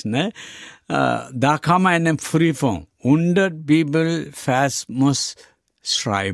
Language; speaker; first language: German; non-native, learner; Tamil